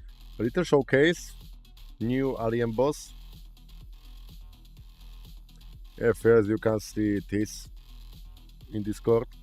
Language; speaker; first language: English; non-native, learner; Slovak